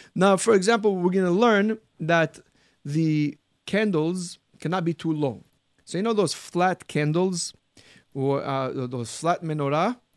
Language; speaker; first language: English; early bilingual, heritage; Arabic